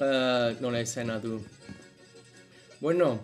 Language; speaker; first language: Basque; non-native, learner; English